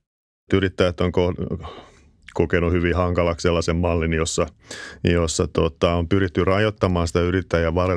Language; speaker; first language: Finnish; native; Finnish